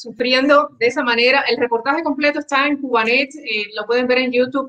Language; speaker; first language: Spanish; native; Spanish